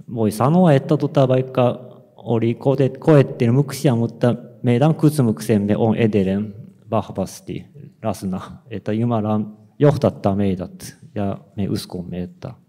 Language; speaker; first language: Finnish; non-native, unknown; Japanese